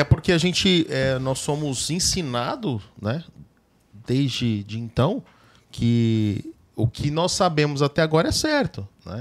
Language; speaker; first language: Portuguese; native; Portuguese